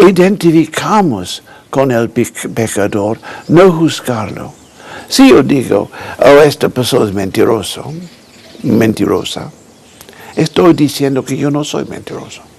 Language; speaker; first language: Spanish; non-native, fluent; English